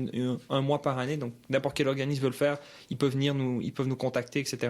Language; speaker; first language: French; early bilingual, other home language; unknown